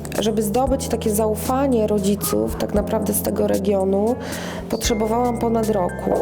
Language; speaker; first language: Polish; native; Polish